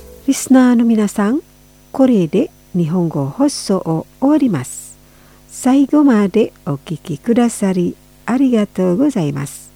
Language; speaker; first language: Japanese; non-native, fluent; Indonesian